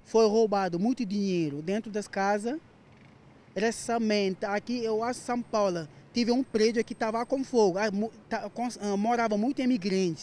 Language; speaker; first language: Portuguese; non-native, learner; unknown